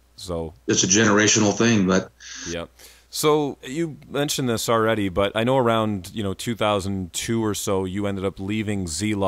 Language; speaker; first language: English; native; English